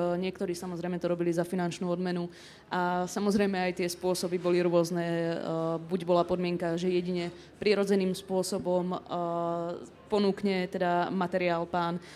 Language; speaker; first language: Slovak; native; Slovak